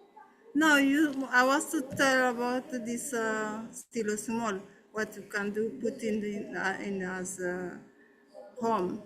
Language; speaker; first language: English; non-native, learner; Portuguese